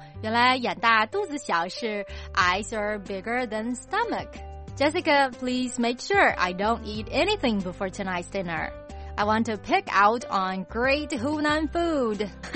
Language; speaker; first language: English; non-native, learner; Chinese